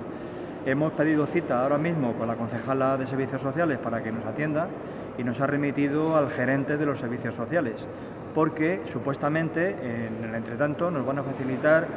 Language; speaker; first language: Spanish; native; Spanish